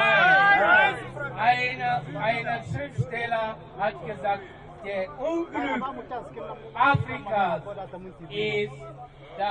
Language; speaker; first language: German; non-native, fluent; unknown